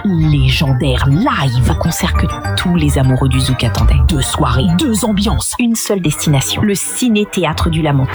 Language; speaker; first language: French; native; French